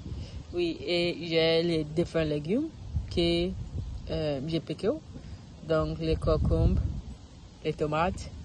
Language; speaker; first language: French; non-native, learner; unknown